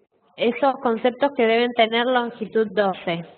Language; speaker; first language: Spanish; native; Spanish